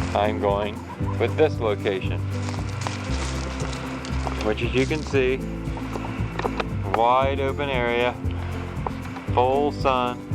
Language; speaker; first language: English; native; English